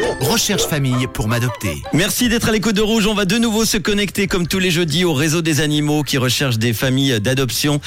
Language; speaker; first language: French; native; French